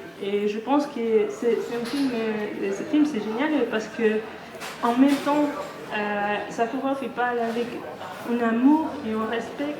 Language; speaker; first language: French; non-native, fluent; Russian